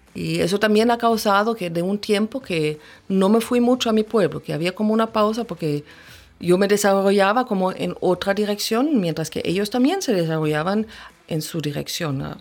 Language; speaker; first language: Spanish; non-native, fluent; German